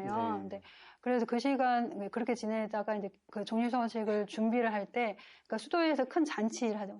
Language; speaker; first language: Korean; native; Korean